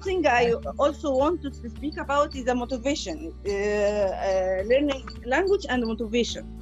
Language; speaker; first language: English; non-native, learner; Arabic